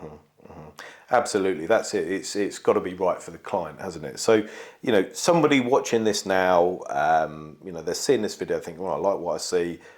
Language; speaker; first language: English; native; English